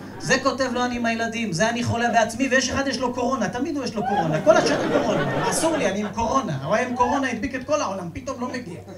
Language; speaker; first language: Hebrew; native; Hebrew